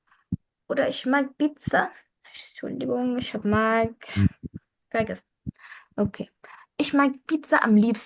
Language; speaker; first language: German; non-native, fluent; Arabic